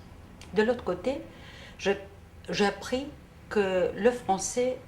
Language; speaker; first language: French; non-native, fluent; Greek